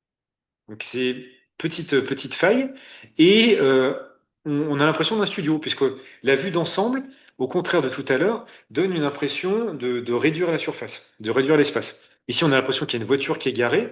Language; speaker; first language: French; native; French